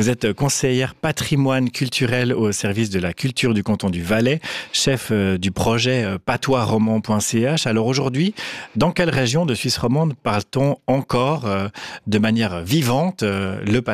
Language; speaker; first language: French; native; French